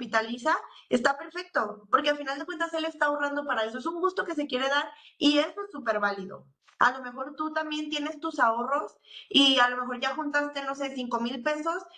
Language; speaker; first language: Spanish; native; Spanish